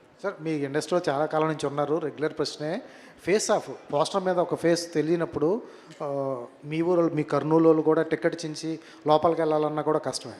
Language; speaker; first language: Telugu; native; Telugu